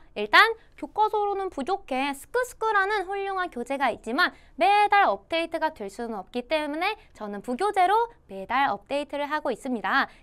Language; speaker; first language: Korean; native; Korean